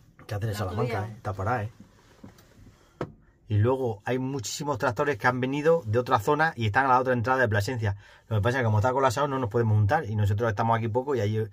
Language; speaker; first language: Spanish; native; Spanish